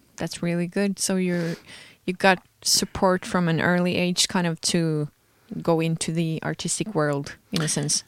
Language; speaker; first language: English; non-native, fluent; Norwegian